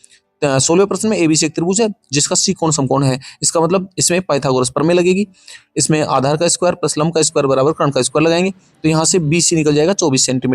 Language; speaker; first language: Hindi; native; Hindi